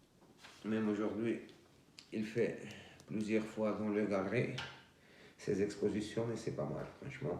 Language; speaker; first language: French; non-native, fluent; Georgian